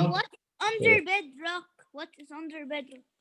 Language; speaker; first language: English; non-native, learner; Arabic